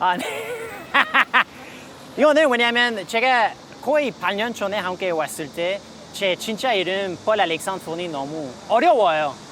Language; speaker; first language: Korean; non-native, learner; French